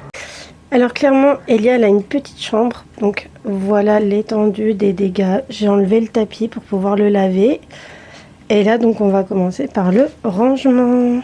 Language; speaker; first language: French; native; French